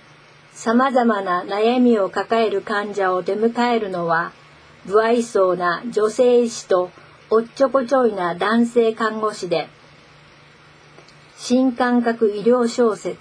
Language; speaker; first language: Japanese; native; Japanese